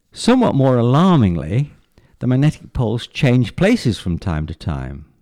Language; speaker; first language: English; native; English